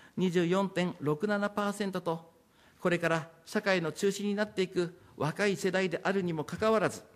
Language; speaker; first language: Japanese; native; Japanese